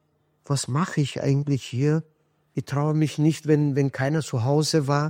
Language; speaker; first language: German; non-native, fluent; Kurdish